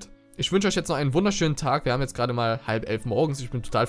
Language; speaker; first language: German; native; German